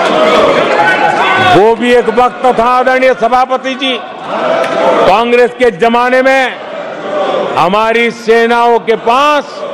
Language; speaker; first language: Hindi; non-native, local second language; Gujarati